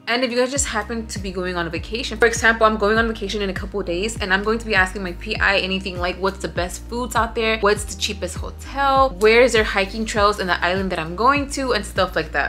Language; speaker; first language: English; early bilingual, other home language; Spanish